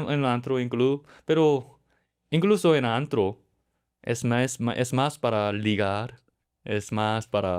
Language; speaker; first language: Spanish; non-native, learner; Korean